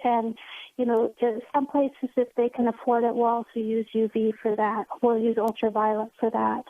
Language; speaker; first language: English; native; English